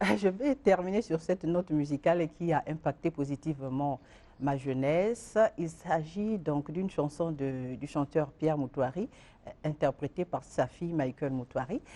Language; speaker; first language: French; non-native, local second language; Lingala